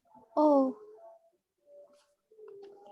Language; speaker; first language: English; non-native, learner; Indonesian